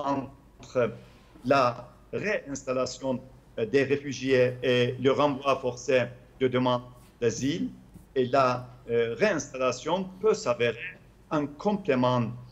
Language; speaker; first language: French; non-native, fluent; Turkish